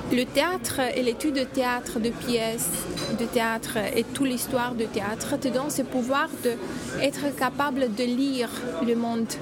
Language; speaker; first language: French; non-native, fluent; Romanian